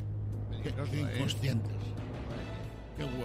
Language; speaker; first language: Spanish; native; Spanish